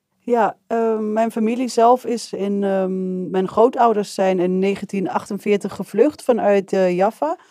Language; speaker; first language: Dutch; early bilingual, other home language; Arabic